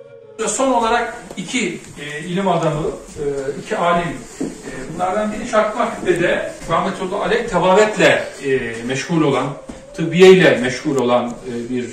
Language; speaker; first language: Turkish; native; Turkish